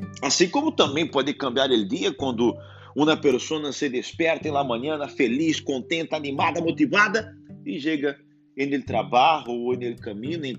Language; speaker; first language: Portuguese; non-native, learner; Spanish